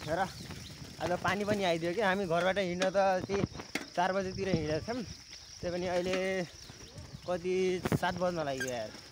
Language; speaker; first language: Nepali; non-native, local second language; Dangaura Tharu